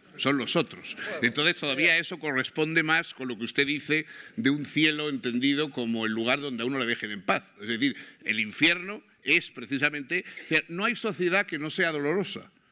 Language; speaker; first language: Spanish; native; Spanish